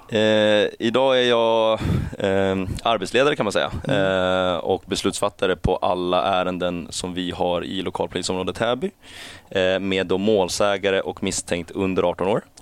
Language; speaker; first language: Swedish; early bilingual, other home language; Chinese